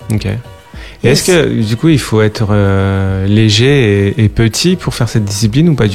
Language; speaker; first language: French; native; French